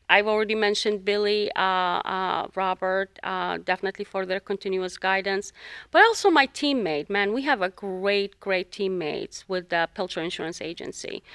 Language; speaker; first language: English; non-native, fluent; Arabic